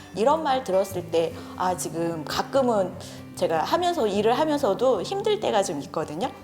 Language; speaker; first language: Korean; native; Korean